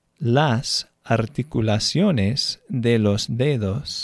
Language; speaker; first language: Spanish; non-native, learner; English